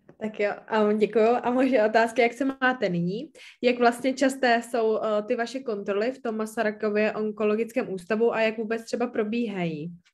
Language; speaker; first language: Czech; native; Czech